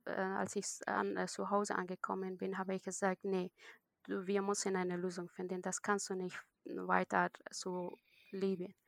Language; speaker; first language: German; non-native, learner; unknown